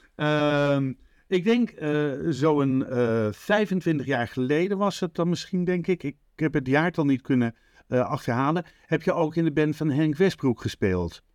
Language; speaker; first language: Dutch; native; Dutch